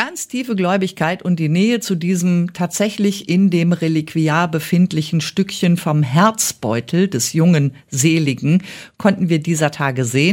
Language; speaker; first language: German; native; German